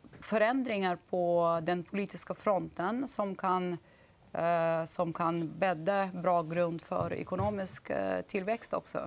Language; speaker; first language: Swedish; non-native, fluent; Russian